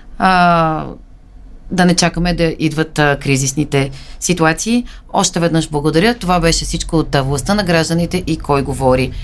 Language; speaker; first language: Bulgarian; native; Bulgarian